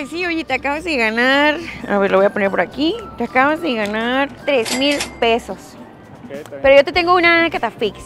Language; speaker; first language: Spanish; native; Spanish